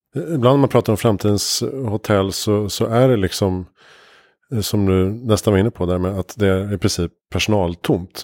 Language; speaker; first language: Swedish; native; Swedish